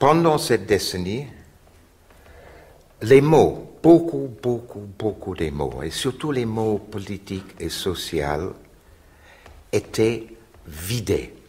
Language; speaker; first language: French; non-native, fluent; English